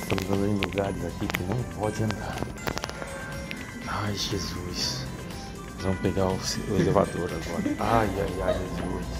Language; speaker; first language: Portuguese; native; Portuguese